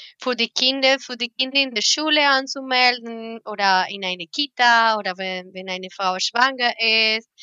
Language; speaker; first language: German; non-native, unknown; Spanish